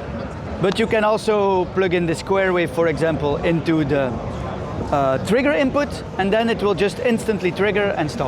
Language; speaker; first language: English; non-native, fluent; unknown